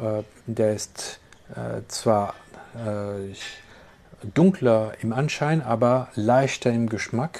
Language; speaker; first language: German; non-native, local second language; French